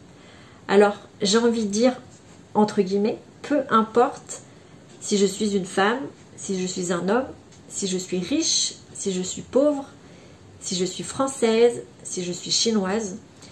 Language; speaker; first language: French; native; French